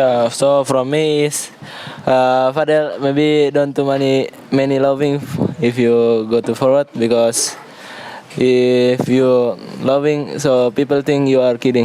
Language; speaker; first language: English; non-native, learner; Indonesian